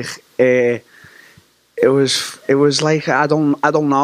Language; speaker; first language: English; native; English